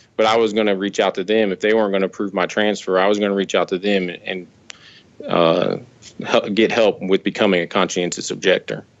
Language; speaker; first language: English; native; English